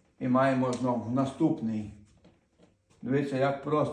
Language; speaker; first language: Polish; non-native, fluent; Ukrainian